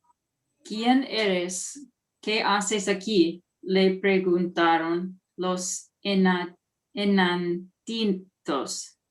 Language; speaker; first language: Spanish; non-native, learner; English